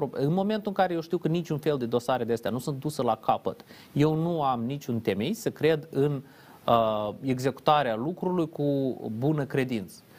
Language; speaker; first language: Romanian; native; Romanian